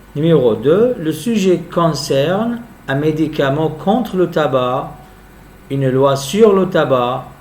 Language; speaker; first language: French; non-native, local second language; Arabic